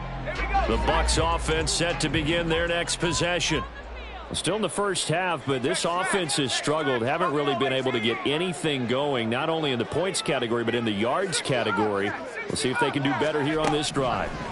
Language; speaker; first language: English; native; English